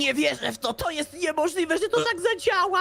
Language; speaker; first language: Polish; native; Polish